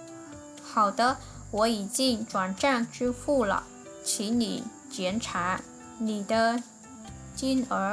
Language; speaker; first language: Chinese; non-native, fluent; Khmer